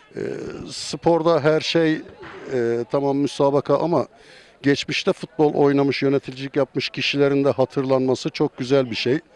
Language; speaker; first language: Turkish; native; Turkish